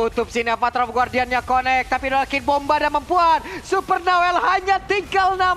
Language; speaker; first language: Indonesian; native; Indonesian